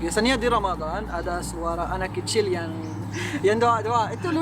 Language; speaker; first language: Indonesian; non-native, fluent; Arabic